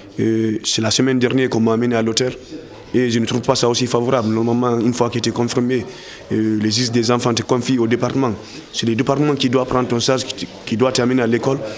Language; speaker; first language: French; non-native, local second language; Fula